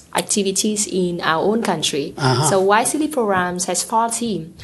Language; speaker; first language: English; non-native, learner; Vietnamese